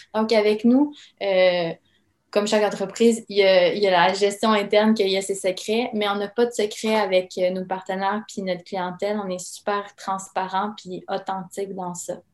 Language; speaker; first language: French; early bilingual, other home language; Serbian